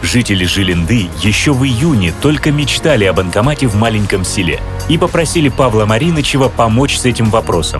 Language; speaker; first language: Russian; native; Russian